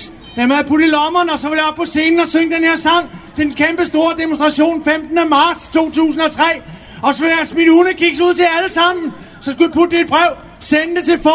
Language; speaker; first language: Danish; native; Danish